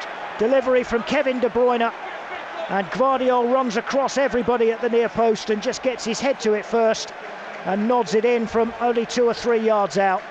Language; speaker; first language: English; native; English